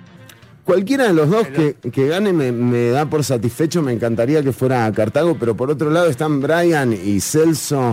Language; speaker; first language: Spanish; native; Spanish